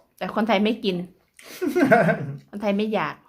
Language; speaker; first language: Thai; non-native, local second language; Lao